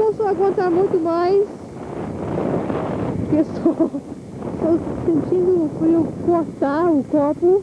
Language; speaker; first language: Portuguese; non-native, fluent; English